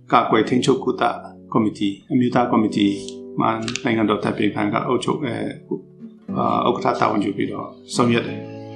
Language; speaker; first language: Burmese; non-native, local second language; Hakha Chin